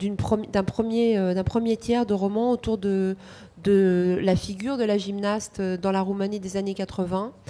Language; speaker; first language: French; non-native, fluent; Romanian